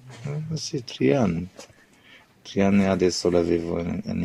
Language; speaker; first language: Italian; non-native, learner; Arabic